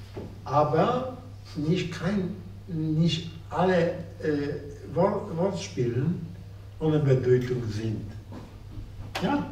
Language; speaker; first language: German; non-native, fluent; Polish